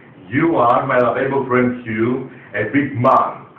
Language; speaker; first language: English; non-native, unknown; Greek